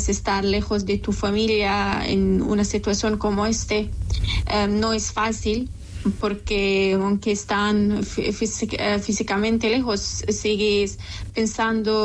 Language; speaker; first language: Spanish; non-native, local second language; Persian